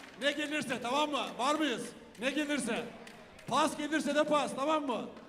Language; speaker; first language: Turkish; native; Turkish